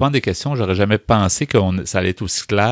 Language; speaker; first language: French; native; French